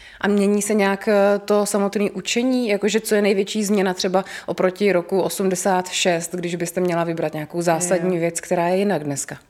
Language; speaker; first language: Czech; native; Czech